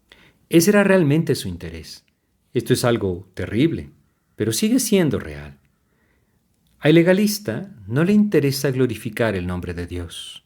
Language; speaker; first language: Spanish; native; Spanish